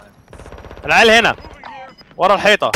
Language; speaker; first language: Arabic; native; Arabic